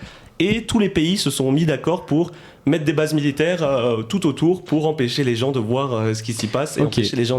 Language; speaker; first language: French; native; French